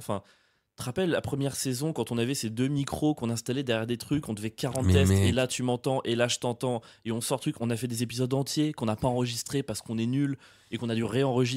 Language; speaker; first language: French; native; French